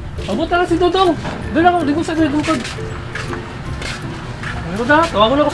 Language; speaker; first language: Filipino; non-native, local second language; Cebuano